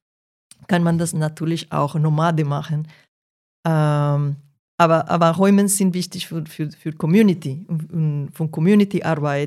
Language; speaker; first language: German; non-native, fluent; Portuguese